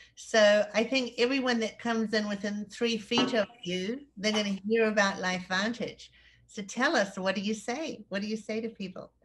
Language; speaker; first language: English; native; English